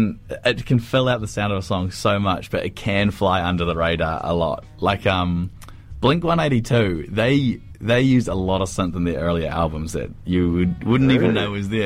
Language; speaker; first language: English; native; English